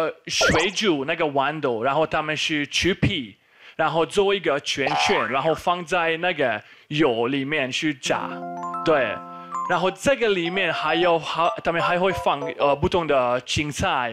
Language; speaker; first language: Chinese; non-native, fluent; Slovak